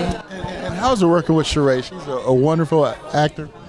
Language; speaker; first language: English; native; English